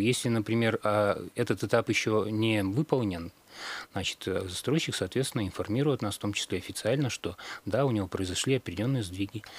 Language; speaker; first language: Russian; native; Russian